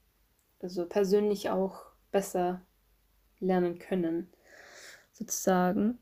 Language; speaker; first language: German; non-native, fluent; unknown